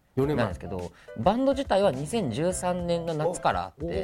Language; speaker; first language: Japanese; native; Japanese